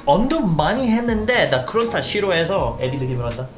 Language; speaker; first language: Korean; non-native, fluent; English